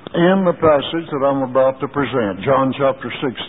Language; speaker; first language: English; native; English